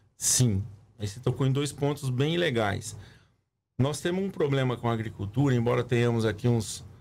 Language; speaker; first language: Portuguese; native; Portuguese